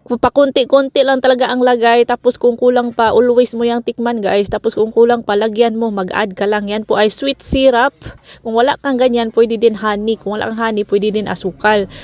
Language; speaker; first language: Filipino; non-native, local second language; Cebuano